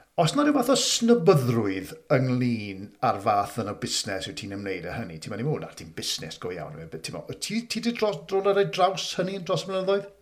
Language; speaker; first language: Welsh; native; Welsh